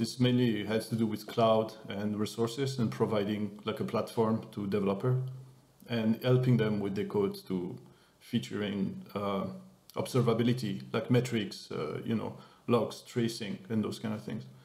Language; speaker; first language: English; non-native, fluent; French